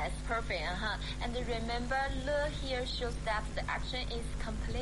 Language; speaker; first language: English; non-native, fluent; Chinese